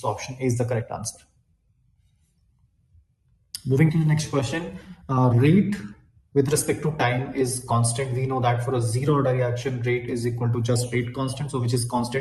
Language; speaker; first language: English; non-native, local second language; Hindi